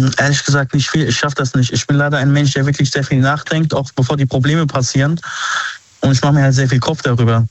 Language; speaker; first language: German; early bilingual, other home language; Arabic